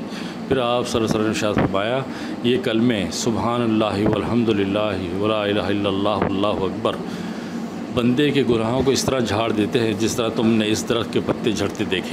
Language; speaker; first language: Urdu; native; Urdu